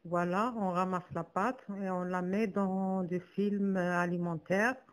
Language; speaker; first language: French; non-native, local second language; Arabic